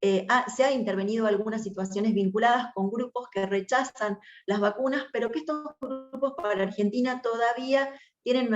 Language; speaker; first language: Spanish; native; Spanish